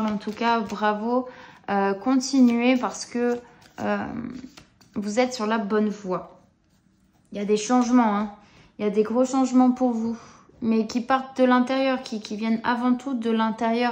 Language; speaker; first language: French; native; French